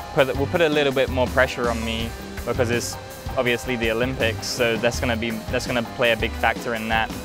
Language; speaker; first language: English; native; English